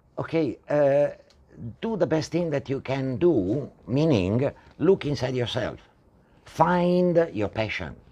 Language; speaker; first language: English; non-native, fluent; Italian